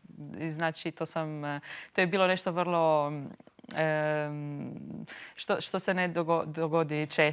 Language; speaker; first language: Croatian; non-native, local second language; Albanian